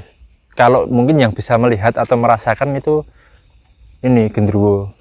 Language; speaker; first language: Indonesian; native; Indonesian